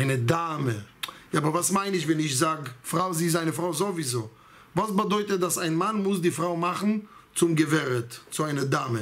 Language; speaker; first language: German; non-native, fluent; Hebrew